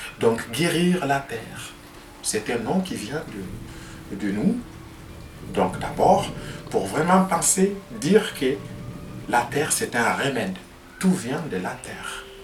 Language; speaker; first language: French; non-native, local second language; Tamasheq